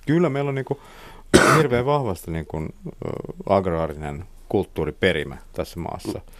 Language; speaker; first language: Finnish; non-native, local second language; Swedish